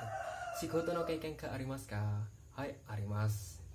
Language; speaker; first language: Japanese; non-native, learner; Indonesian